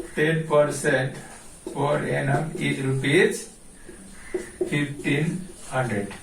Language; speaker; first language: English; non-native, local second language; Nepali